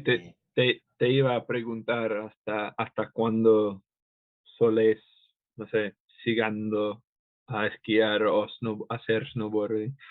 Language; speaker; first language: Spanish; non-native, fluent; English